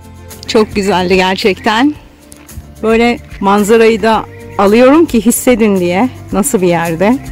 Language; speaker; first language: Turkish; native; Turkish